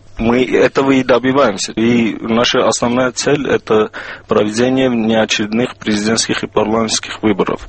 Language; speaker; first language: Russian; non-native, local second language; Armenian